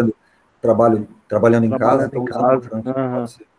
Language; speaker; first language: Portuguese; native; Portuguese